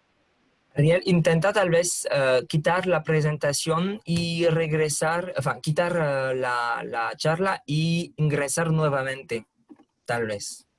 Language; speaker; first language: Spanish; non-native, fluent; French